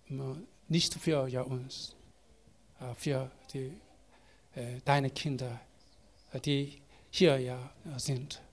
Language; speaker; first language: German; non-native, learner; Korean